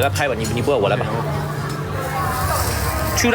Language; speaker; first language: Chinese; early bilingual, heritage; English